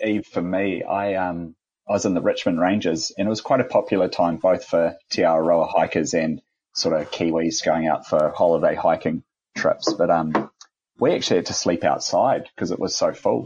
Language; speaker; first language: English; native; English